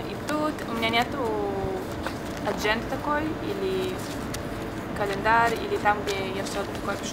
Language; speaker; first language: Russian; early bilingual, heritage; Russian